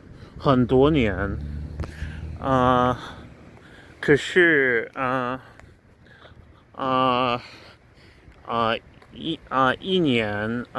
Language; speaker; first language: Chinese; non-native, learner; English